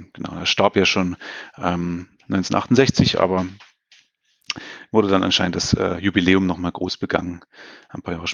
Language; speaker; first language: German; native; German